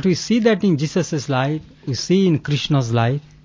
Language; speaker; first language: English; non-native, local second language; Bangla